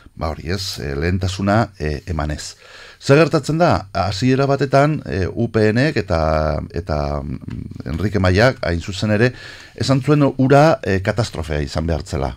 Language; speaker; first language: Basque; non-native, local second language; Spanish